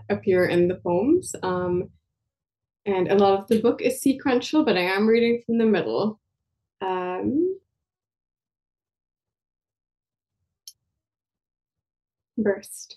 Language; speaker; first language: English; non-native, local second language; Urdu